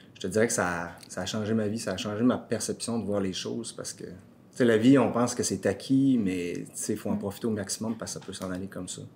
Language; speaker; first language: French; native; French